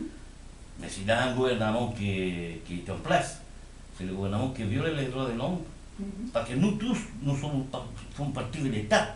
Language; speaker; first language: French; non-native, fluent; Spanish